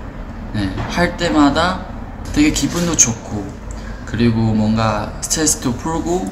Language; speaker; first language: Korean; non-native, fluent; Chinese